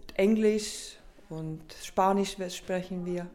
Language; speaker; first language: German; non-native, fluent; Estonian